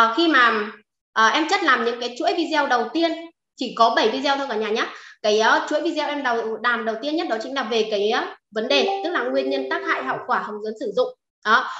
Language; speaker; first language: Vietnamese; non-native, local second language; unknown